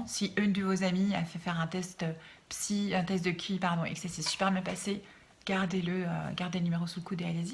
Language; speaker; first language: French; native; French